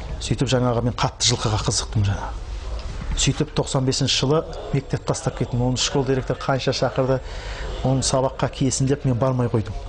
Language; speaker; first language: Kazakh; native; Kazakh